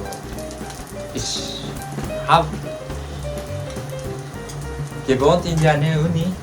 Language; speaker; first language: German; non-native, learner; Japanese